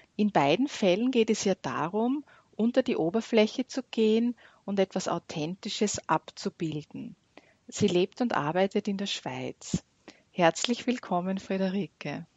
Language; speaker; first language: German; native; German